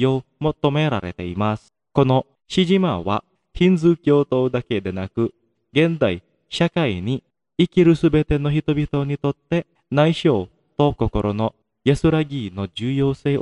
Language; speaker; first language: Japanese; non-native, fluent; Indonesian